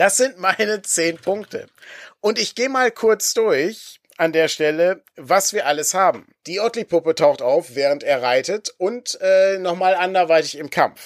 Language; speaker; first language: German; native; German